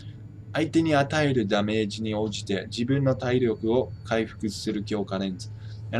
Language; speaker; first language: Japanese; non-native, fluent; English